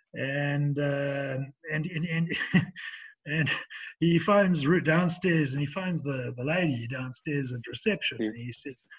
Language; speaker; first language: English; native; English